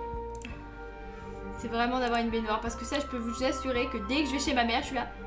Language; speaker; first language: French; native; French